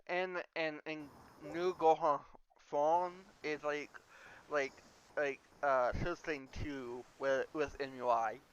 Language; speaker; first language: English; non-native, learner; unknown